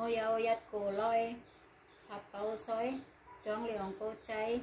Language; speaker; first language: Cantonese; non-native, learner; Indonesian